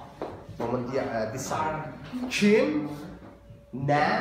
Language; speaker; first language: Chinese; non-native, fluent; Azerbaijani